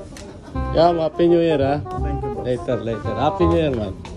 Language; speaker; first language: English; non-native, local second language; Filipino